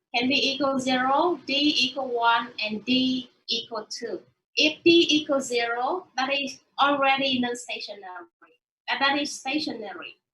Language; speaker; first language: English; non-native, learner; Vietnamese